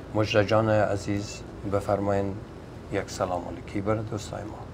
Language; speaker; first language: Persian; native; Persian